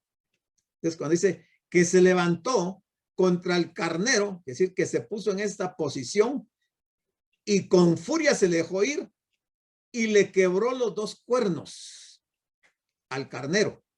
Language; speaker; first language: Spanish; native; Spanish